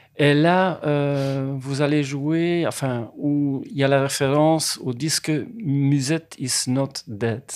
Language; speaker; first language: French; native; French